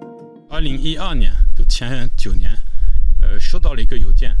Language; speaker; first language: Chinese; non-native, fluent; French